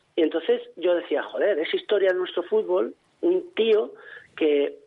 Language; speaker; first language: Spanish; native; Spanish